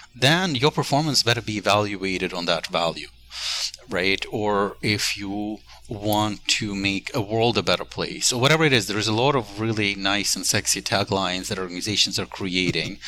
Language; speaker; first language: English; non-native, fluent; Ukrainian